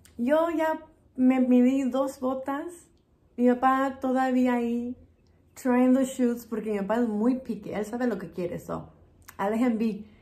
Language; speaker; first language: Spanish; early bilingual, heritage; Spanish